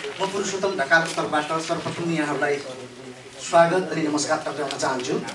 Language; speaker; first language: Nepali; native; Nepali